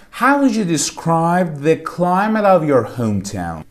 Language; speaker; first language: English; non-native, fluent; Persian